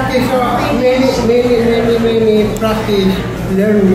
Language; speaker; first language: English; non-native, learner; Filipino